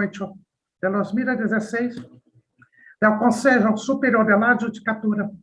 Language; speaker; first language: Portuguese; native; Portuguese